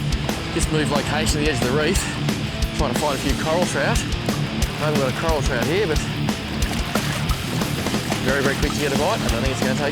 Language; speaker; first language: English; native; English